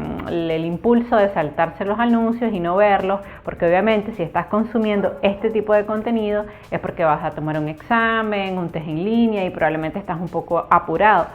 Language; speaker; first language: Spanish; native; Spanish